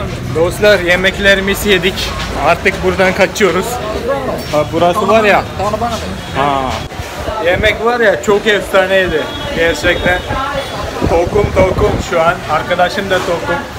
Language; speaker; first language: Turkish; non-native, fluent; Malayalam